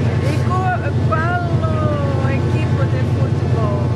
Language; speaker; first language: Portuguese; non-native, learner; Spanish